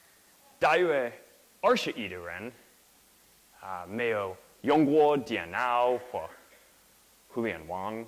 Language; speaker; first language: Chinese; non-native, learner; English